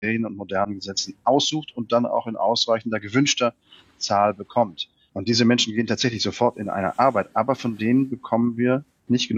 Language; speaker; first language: German; native; German